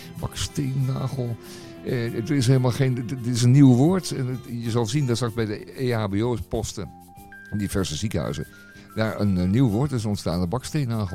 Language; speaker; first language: Dutch; native; Dutch